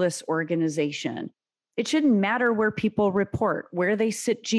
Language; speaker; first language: English; early bilingual, other home language; Serbian